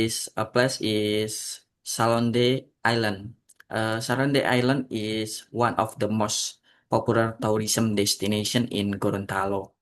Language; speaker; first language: English; non-native, learner; Indonesian